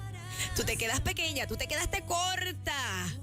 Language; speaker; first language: Spanish; native; Spanish